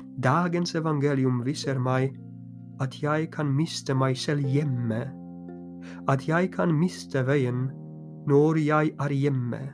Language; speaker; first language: Norwegian; non-native, fluent; Polish